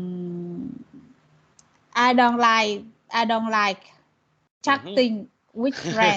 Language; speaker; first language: English; non-native, learner; Vietnamese